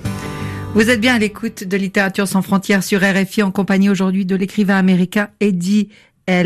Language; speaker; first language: French; native; French